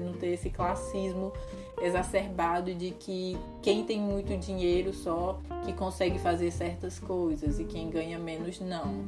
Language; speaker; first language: Portuguese; native; Portuguese